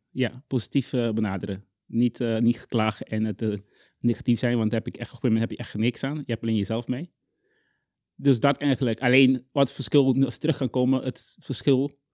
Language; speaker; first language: Dutch; non-native, local second language; Papiamento